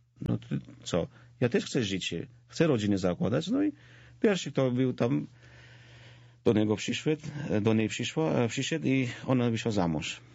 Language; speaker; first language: Polish; non-native, fluent; Georgian